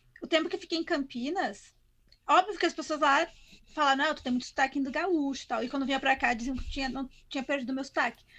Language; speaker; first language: Portuguese; native; Portuguese